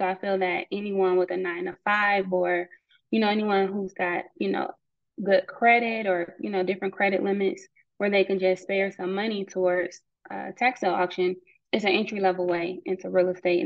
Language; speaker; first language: English; native; English